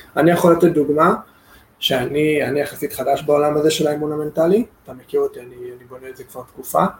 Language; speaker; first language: Hebrew; non-native, fluent; English